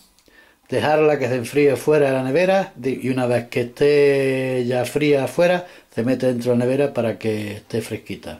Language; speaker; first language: Spanish; native; Spanish